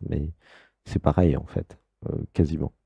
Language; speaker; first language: French; native; French